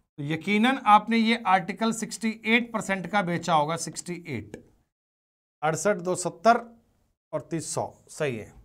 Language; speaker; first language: Hindi; native; Hindi